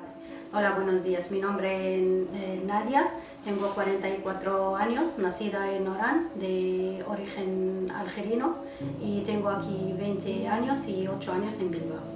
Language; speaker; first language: Spanish; non-native, local second language; Arabic